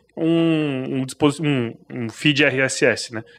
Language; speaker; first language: Portuguese; native; Portuguese